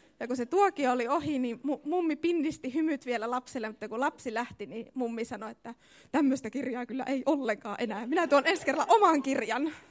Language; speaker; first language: Finnish; native; Finnish